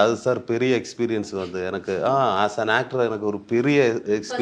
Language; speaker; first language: Tamil; non-native, learner; Malayalam